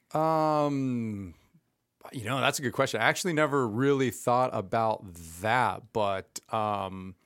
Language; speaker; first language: English; early bilingual, other home language; Spanish